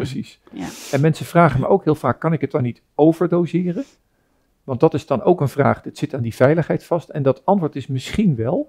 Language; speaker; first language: Dutch; native; Dutch